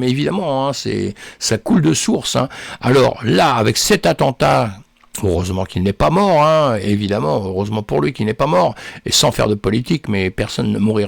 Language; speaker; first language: French; native; French